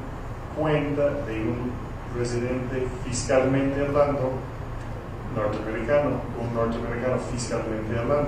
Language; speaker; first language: Spanish; non-native, fluent; English